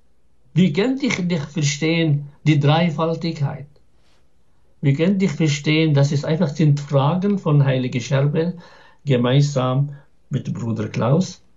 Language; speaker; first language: German; non-native, fluent; Arabic